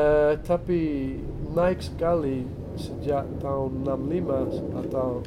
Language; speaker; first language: Indonesian; non-native, fluent; English